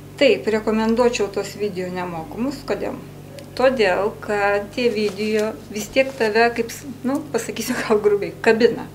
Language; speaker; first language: Lithuanian; native; Lithuanian